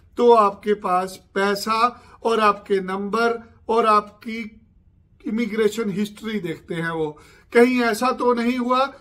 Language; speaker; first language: Hindi; non-native, local second language; Punjabi